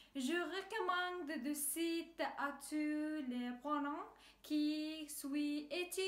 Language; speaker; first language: French; non-native, learner; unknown